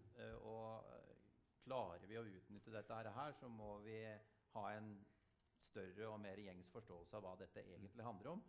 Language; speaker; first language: Norwegian; native; Norwegian